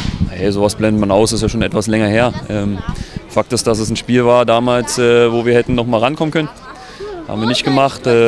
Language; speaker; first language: German; native; German